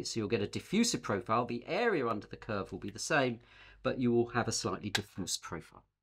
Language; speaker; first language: English; native; English